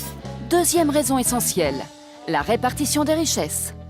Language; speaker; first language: French; native; French